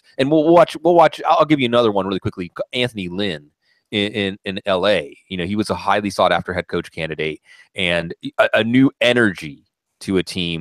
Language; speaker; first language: English; native; English